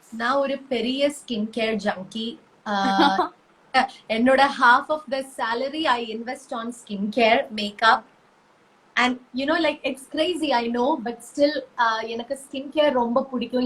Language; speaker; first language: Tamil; non-native, learner; Malayalam